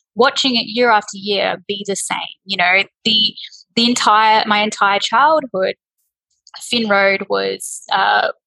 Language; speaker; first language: English; native; English